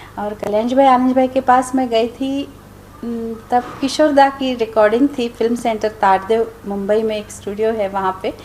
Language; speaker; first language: Hindi; non-native, local second language; Marathi